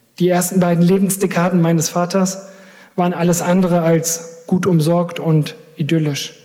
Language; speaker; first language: German; early bilingual, other home language; Greek